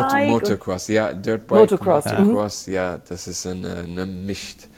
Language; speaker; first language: German; non-native, learner; Arabic